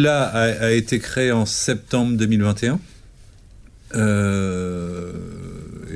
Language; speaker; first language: French; native; French